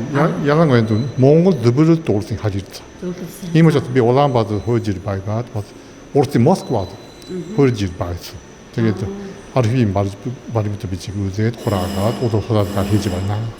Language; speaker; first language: Mongolian; non-native, fluent; Japanese